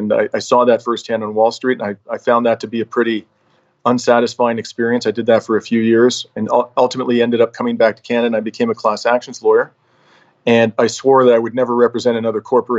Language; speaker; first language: English; native; English